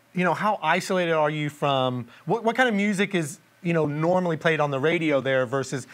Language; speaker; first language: English; native; English